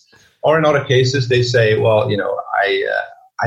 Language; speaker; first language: English; non-native, fluent; Dutch